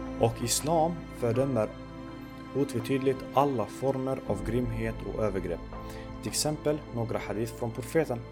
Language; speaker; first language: Swedish; early bilingual, other home language; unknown